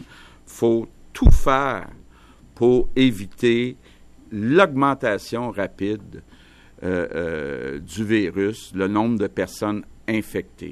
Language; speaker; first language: French; native; French